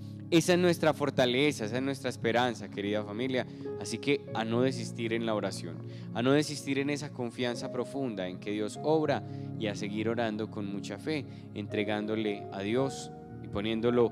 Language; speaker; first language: Spanish; native; Spanish